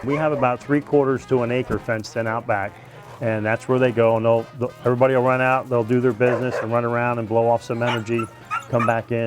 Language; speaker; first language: English; native; English